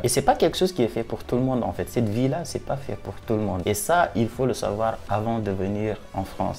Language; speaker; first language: French; non-native, local second language; Wolof